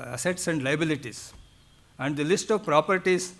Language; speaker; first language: English; non-native, local second language; Kannada